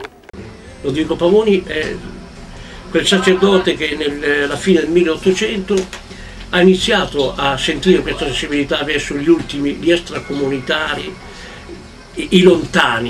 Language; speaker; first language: Italian; native; Italian